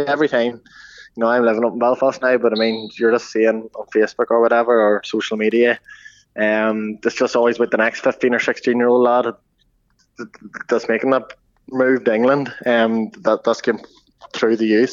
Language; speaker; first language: English; native; English